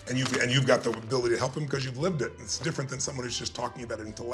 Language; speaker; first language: English; native; English